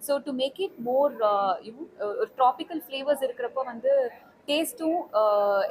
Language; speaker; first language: Tamil; native; Tamil